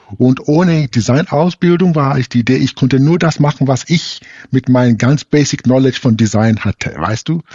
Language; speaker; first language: German; non-native, fluent; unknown